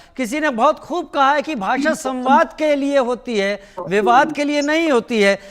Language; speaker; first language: Hindi; native; Hindi